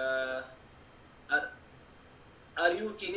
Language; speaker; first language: English; non-native, learner; French